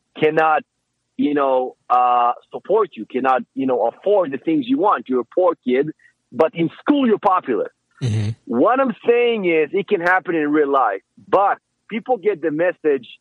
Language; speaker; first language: English; non-native, fluent; Hebrew